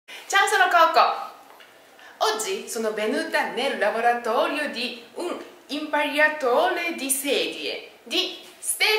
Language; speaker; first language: Italian; non-native, learner; Japanese